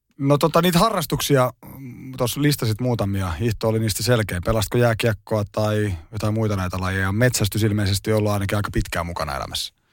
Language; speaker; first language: Finnish; native; Finnish